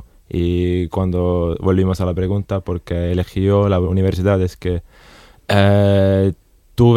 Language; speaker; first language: Spanish; non-native, fluent; Estonian